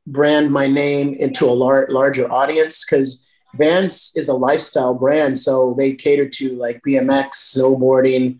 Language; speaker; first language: English; native; English